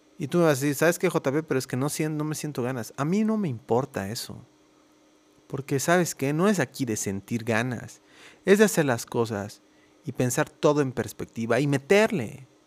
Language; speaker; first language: Spanish; native; Spanish